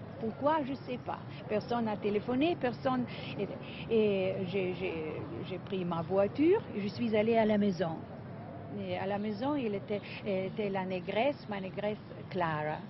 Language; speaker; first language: French; non-native, fluent; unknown